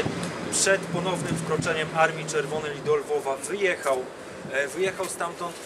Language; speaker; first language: Polish; native; Polish